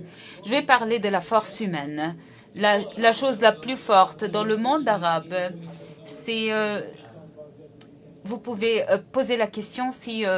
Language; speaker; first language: French; non-native, local second language; Arabic